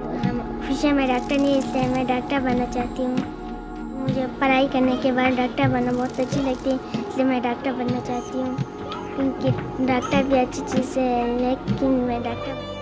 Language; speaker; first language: Hindi; non-native, local second language; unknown